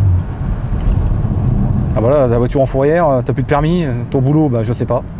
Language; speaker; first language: French; native; French